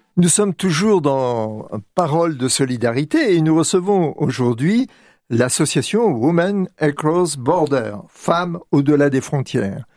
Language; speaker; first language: French; native; French